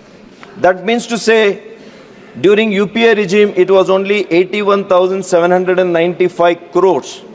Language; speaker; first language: English; non-native, local second language; Kannada